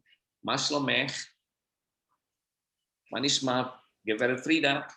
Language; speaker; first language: Hebrew; non-native, fluent; Indonesian